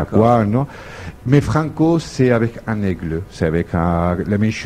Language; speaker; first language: French; non-native, fluent; Spanish